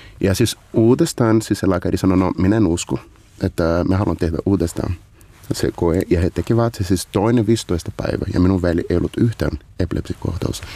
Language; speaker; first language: Finnish; non-native, learner; Portuguese